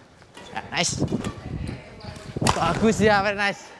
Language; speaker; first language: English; non-native, fluent; Indonesian